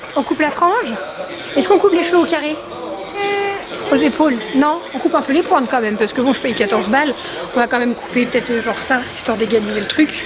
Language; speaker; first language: French; native; French